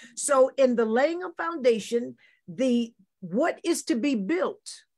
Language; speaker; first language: English; native; English